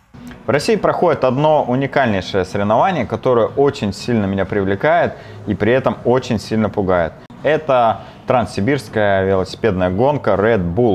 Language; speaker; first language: Russian; native; Russian